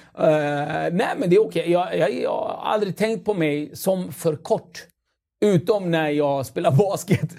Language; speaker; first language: Swedish; early bilingual, other home language; Kurdish